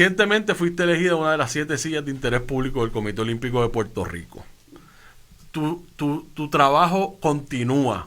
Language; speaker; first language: Spanish; native; Spanish